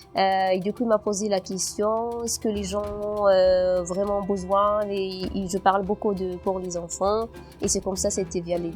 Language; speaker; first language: French; non-native, local second language; Berber languages